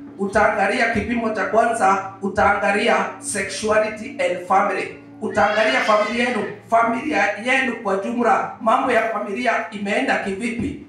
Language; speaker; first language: Swahili; native; Swahili